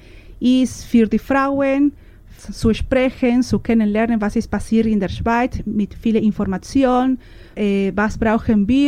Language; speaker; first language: German; non-native, learner; Spanish